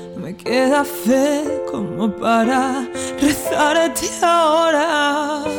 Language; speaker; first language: Spanish; native; Spanish